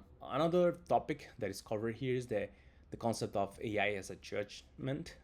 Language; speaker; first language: English; non-native, fluent; Portuguese